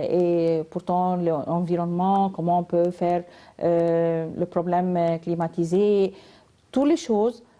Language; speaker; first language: French; non-native, learner; Arabic